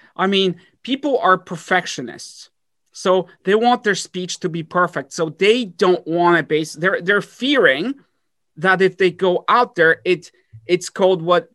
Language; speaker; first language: English; early bilingual, other home language; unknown